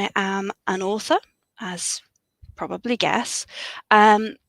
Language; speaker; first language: English; native; English